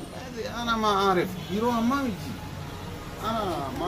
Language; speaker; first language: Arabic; non-native, learner; Amharic